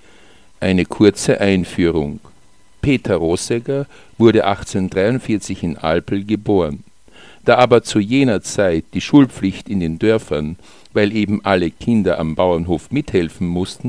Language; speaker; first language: German; native; German